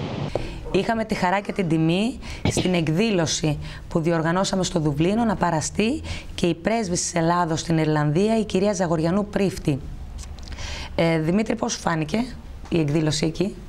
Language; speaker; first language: Greek; native; Greek